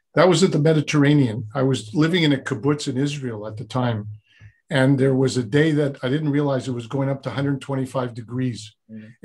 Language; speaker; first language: English; native; English